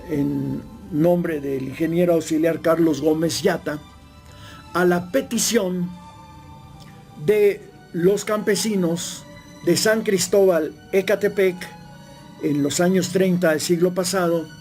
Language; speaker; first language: Spanish; native; Spanish